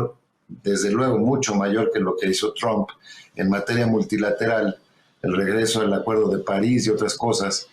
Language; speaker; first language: Spanish; native; Spanish